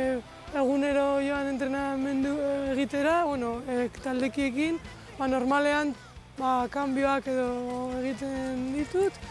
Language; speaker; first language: Basque; non-native, local second language; Spanish